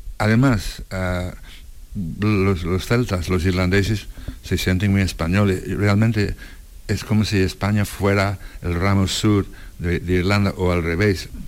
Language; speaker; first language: Spanish; non-native, fluent; English